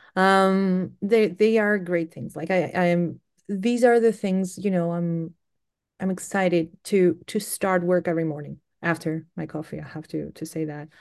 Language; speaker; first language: English; non-native, fluent; Greek